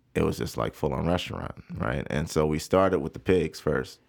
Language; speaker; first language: English; native; English